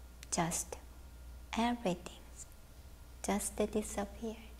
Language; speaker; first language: English; non-native, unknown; Korean